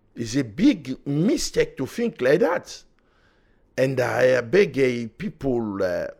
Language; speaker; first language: English; non-native, learner; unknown